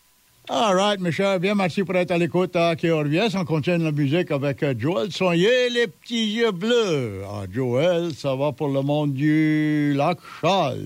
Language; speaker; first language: French; native; French